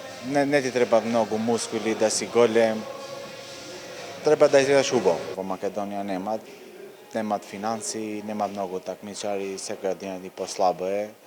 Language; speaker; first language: Macedonian; non-native, local second language; Albanian